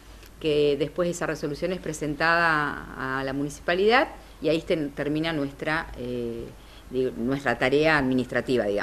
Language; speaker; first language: Spanish; native; Spanish